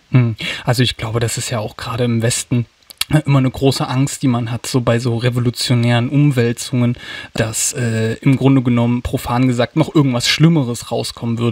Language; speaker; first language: German; native; German